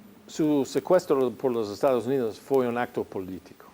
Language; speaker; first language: Spanish; non-native, fluent; English